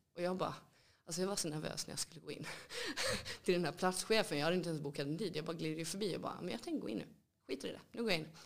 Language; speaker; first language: Swedish; native; Swedish